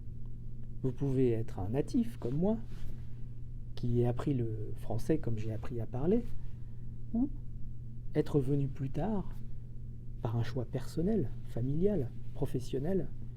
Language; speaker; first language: French; native; French